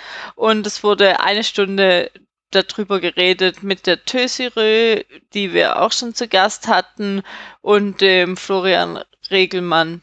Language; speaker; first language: German; native; German